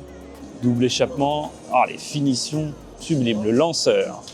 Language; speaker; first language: French; native; French